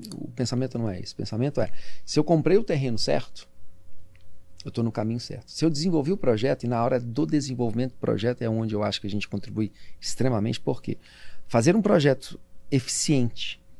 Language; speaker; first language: Portuguese; native; Portuguese